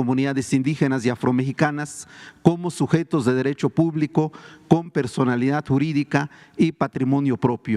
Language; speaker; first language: Spanish; non-native, local second language; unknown